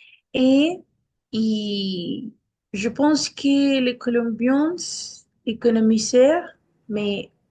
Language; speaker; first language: French; non-native, learner; Spanish